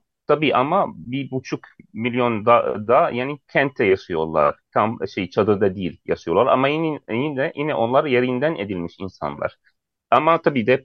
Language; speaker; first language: Turkish; non-native, fluent; Arabic